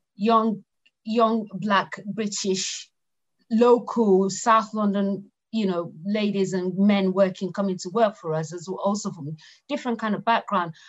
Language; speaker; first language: English; non-native, local second language; Yoruba